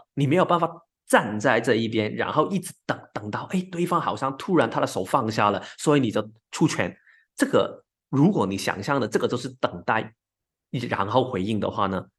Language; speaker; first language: Chinese; non-native, local second language; Cantonese